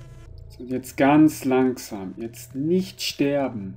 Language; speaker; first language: German; native; German